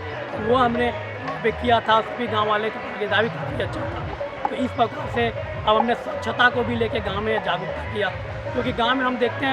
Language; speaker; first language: Hindi; native; Hindi